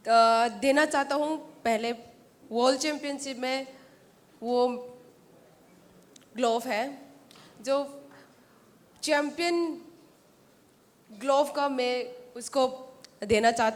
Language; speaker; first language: Hindi; non-native, local second language; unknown